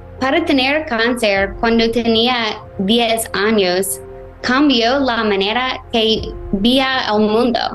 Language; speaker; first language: Spanish; non-native, fluent; English